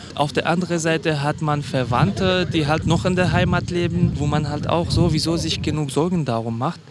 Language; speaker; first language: German; non-native, fluent; Kurdish